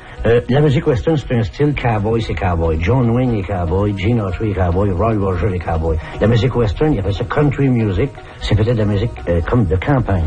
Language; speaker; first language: French; native; French